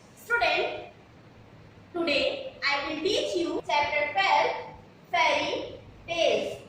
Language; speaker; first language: English; non-native, local second language; Hindi